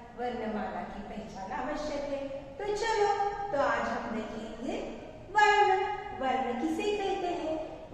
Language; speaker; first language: Hindi; non-native, local second language; Marathi